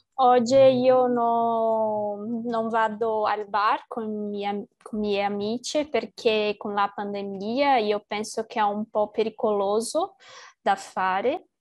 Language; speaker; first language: Italian; non-native, learner; Portuguese